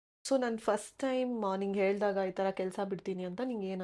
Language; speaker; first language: Kannada; native; Kannada